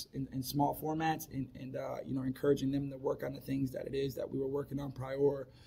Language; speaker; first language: English; native; English